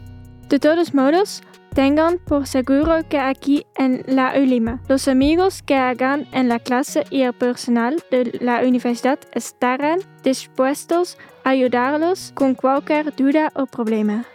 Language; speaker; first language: Spanish; non-native, fluent; Dutch